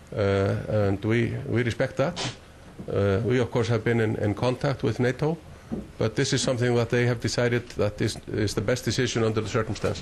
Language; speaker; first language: English; non-native, fluent; Icelandic